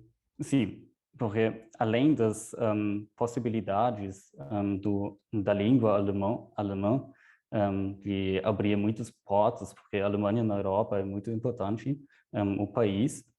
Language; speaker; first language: Portuguese; non-native, fluent; German